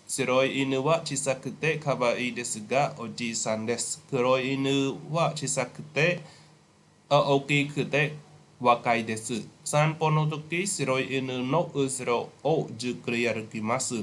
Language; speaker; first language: Japanese; non-native, fluent; Khmer